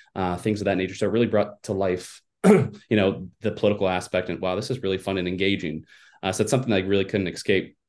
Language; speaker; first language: English; native; English